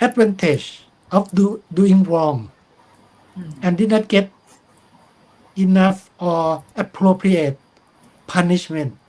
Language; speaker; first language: English; non-native, fluent; Thai